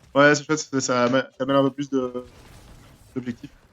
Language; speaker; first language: French; native; French